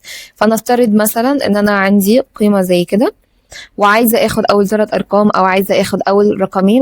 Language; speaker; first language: Arabic; native; Arabic